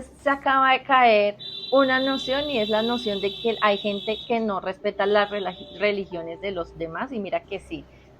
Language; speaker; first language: Spanish; native; Spanish